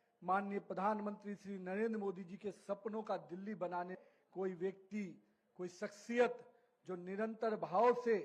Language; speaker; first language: Hindi; native; Hindi